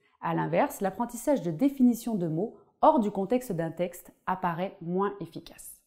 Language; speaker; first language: French; native; French